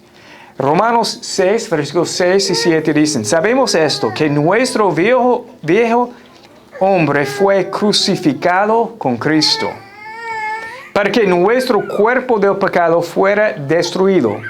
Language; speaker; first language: Spanish; non-native, fluent; English